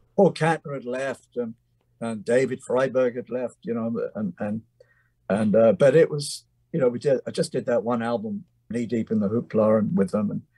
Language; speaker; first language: English; native; English